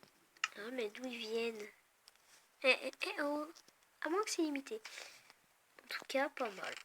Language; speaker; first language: French; native; French